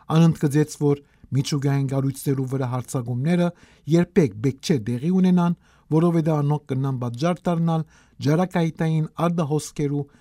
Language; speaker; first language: Armenian; early bilingual, heritage; Armenian